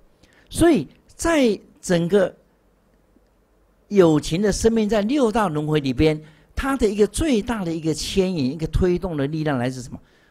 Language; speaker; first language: Chinese; native; Chinese